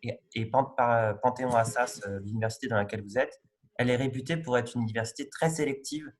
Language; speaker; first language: French; native; French